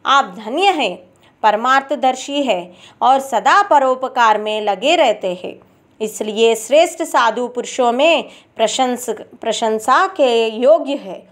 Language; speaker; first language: Hindi; non-native, local second language; Telugu